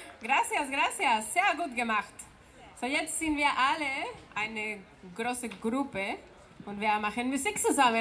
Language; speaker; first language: German; non-native, fluent; Spanish